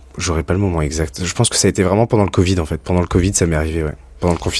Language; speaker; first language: French; native; French